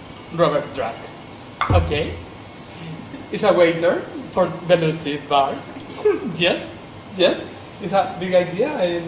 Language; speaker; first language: English; non-native, learner; Spanish